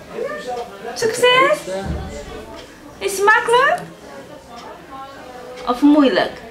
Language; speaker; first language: Dutch; non-native, learner; Chinese